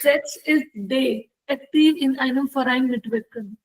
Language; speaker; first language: German; non-native, learner; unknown